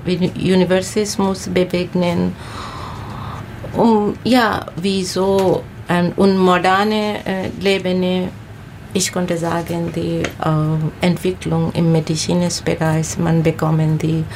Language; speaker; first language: German; non-native, learner; Bangla